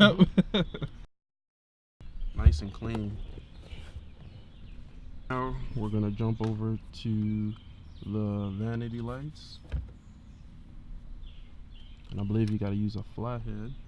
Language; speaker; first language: English; native; English